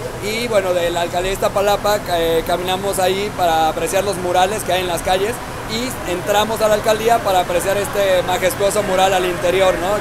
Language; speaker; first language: Spanish; native; Spanish